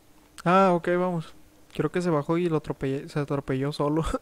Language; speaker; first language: Spanish; native; Spanish